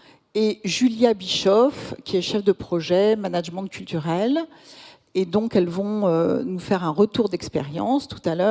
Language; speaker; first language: French; native; French